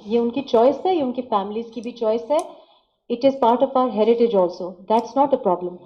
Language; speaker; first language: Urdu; non-native, local second language; Pashto